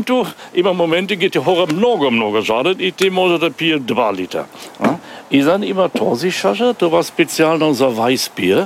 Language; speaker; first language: Bulgarian; non-native, learner; German